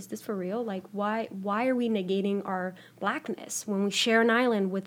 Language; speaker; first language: English; non-native, fluent; Spanish